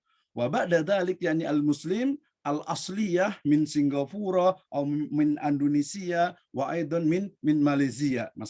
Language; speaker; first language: Arabic; non-native, learner; Indonesian